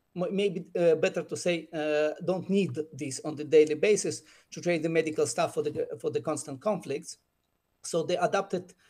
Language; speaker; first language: English; non-native, fluent; Russian